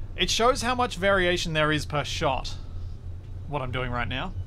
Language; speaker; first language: English; native; English